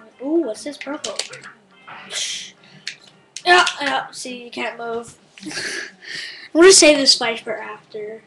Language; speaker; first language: English; native; English